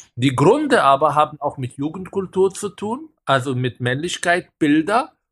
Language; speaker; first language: German; non-native, fluent; Hebrew